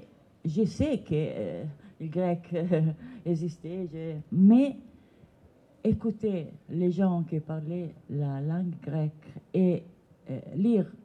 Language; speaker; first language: French; non-native, learner; Italian